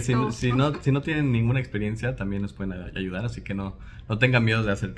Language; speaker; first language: Spanish; native; Spanish